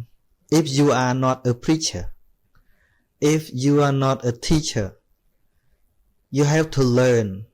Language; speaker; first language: English; non-native, fluent; Khmer